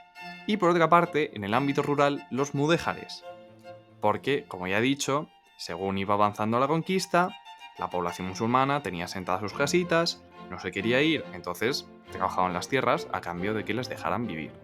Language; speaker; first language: Spanish; native; Spanish